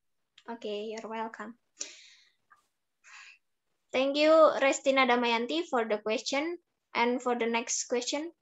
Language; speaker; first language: English; non-native, learner; Indonesian